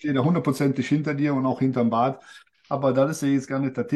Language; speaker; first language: German; native; German